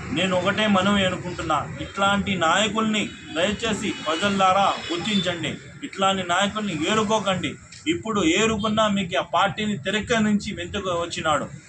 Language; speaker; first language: Telugu; non-native, local second language; Urdu